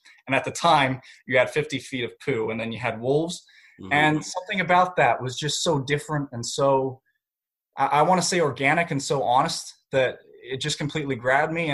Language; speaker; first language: English; native; English